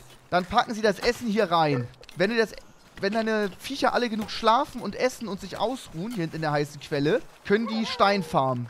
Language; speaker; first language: German; native; German